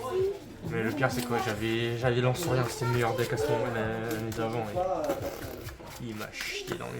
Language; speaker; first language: French; native; French